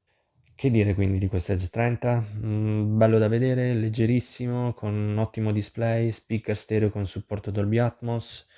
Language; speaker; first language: Italian; native; Italian